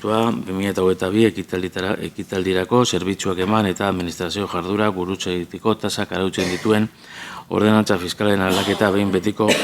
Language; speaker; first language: Basque; native; Basque